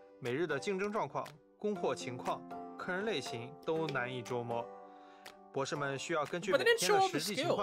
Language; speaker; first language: Chinese; native; Chinese